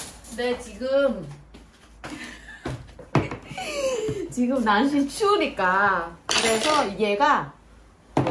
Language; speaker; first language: Korean; non-native, fluent; Vietnamese